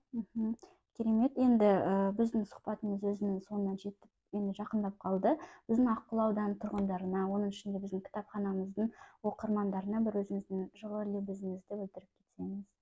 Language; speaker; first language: Kazakh; native; Kazakh